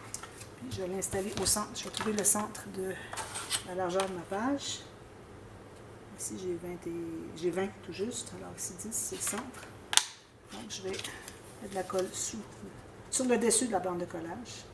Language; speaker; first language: French; native; French